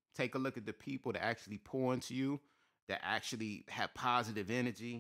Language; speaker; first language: English; native; English